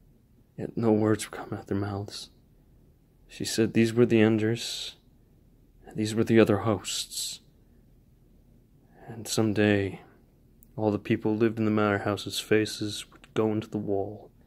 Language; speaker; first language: English; native; English